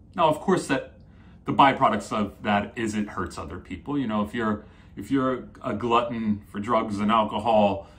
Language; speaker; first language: English; native; English